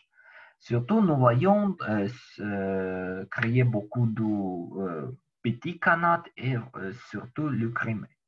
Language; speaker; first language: French; non-native, learner; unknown